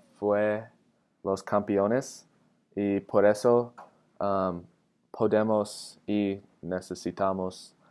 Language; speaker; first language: Spanish; non-native, learner; English